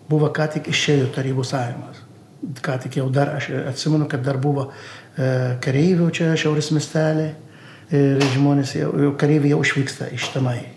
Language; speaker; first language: Lithuanian; non-native, learner; Arabic